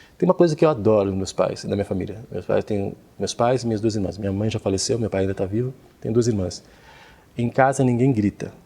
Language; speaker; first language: Portuguese; native; Portuguese